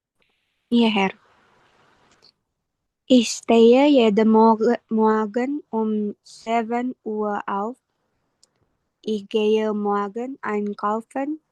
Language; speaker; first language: German; non-native, learner; Indonesian